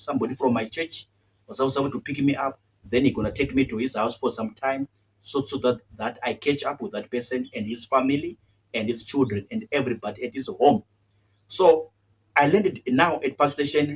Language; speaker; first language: English; non-native, local second language; Shona